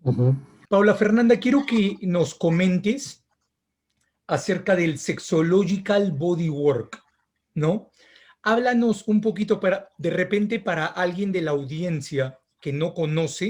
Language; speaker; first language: Spanish; native; Spanish